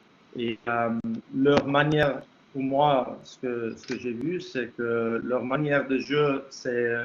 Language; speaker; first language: French; non-native, fluent; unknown